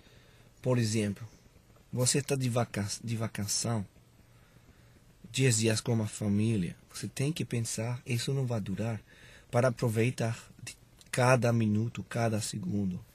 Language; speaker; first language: Portuguese; non-native, learner; Spanish